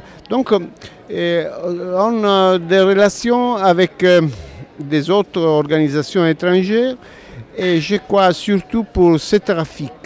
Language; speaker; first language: French; non-native, learner; Italian